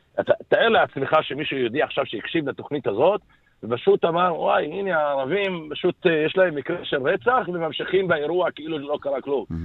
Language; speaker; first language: Hebrew; non-native, local second language; Arabic